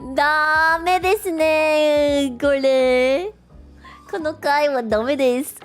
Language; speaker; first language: Japanese; non-native, learner; Filipino